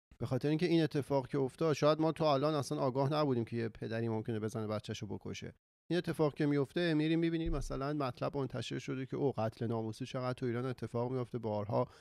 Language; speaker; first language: Persian; native; Persian